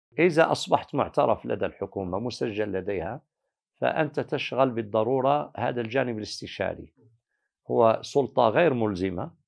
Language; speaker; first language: Arabic; native; Arabic